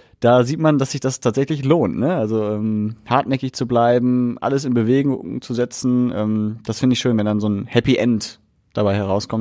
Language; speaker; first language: German; native; German